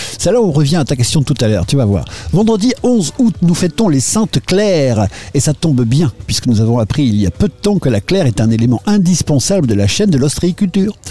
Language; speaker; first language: French; native; French